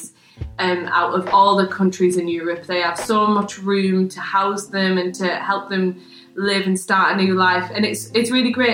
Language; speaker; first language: English; native; English